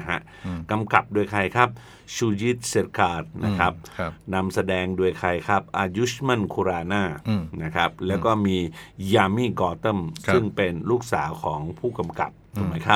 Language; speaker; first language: Thai; native; Thai